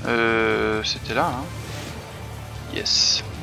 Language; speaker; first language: French; native; French